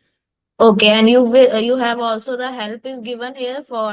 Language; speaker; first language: English; non-native, local second language; Hindi